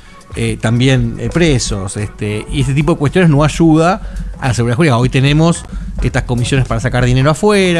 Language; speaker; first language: Spanish; native; Spanish